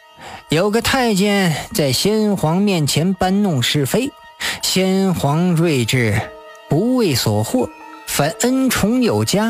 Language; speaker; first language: Chinese; native; Chinese